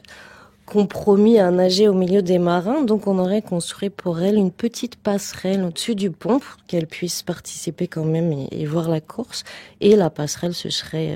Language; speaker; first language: French; native; French